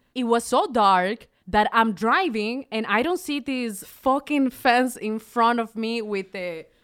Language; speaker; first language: English; non-native, fluent; Spanish